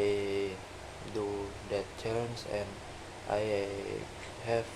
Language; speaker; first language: English; non-native, learner; Indonesian